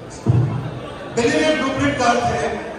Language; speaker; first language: Hindi; native; Hindi